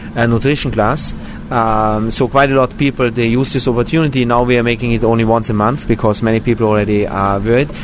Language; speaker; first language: English; non-native, fluent; German